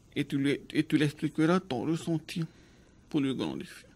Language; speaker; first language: French; native; French